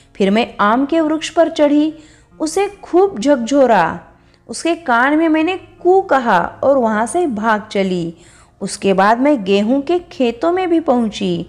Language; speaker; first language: Hindi; non-native, local second language; Marathi